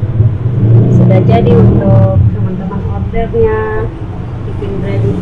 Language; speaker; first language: Indonesian; non-native, learner; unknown